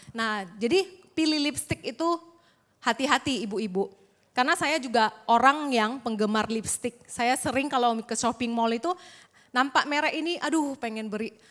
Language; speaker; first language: Indonesian; native; Indonesian